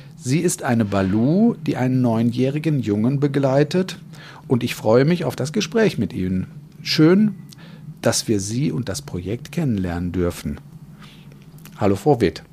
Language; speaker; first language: German; native; German